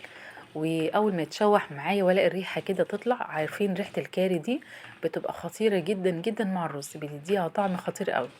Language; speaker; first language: Arabic; native; Arabic